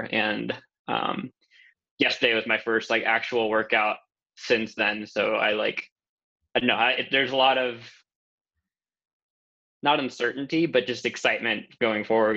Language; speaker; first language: English; native; English